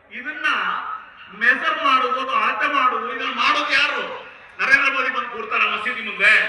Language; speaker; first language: Kannada; non-native, local second language; Urdu